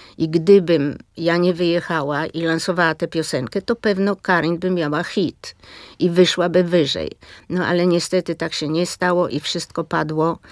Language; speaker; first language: Polish; native; Polish